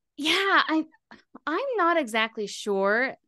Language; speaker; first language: English; native; English